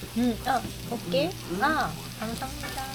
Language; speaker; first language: Korean; non-native, learner; Japanese